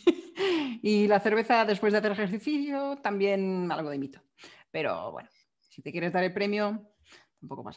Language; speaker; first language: Spanish; non-native, fluent; English